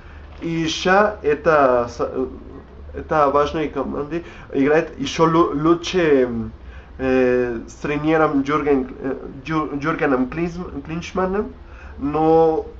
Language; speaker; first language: Russian; non-native, learner; Spanish